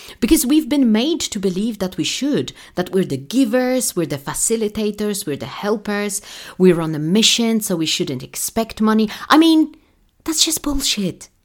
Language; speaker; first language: English; non-native, fluent; Polish